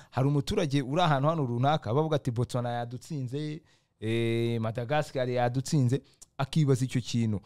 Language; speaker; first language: Kinyarwanda; native; Kinyarwanda